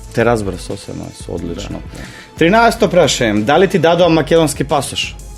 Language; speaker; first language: Macedonian; native; Macedonian